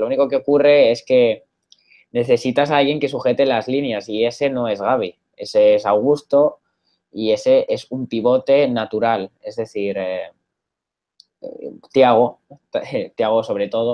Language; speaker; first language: Spanish; native; Spanish